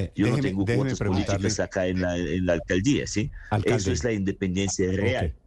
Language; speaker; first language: Spanish; non-native, fluent; Russian